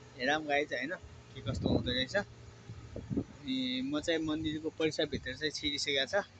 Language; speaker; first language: Nepali; non-native, local second language; Eastern Tamang